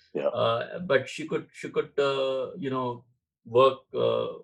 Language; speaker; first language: English; non-native, local second language; Marathi